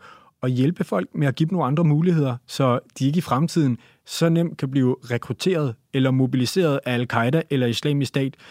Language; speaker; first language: Danish; native; Danish